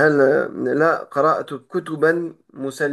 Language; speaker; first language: Arabic; non-native, learner; French